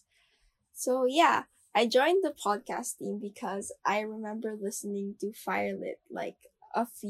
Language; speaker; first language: English; non-native, local second language; Filipino